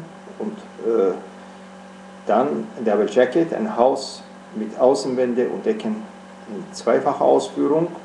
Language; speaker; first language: German; non-native, fluent; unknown